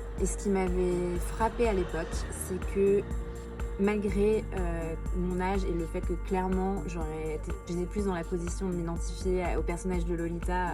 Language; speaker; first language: French; native; French